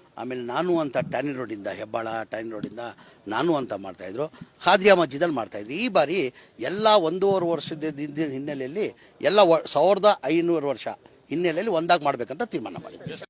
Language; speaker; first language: Kannada; non-native, local second language; Urdu